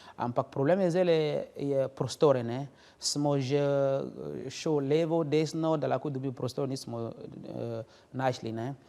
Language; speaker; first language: Slovenian; non-native, learner; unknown